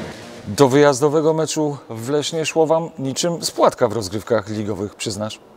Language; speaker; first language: Polish; native; Polish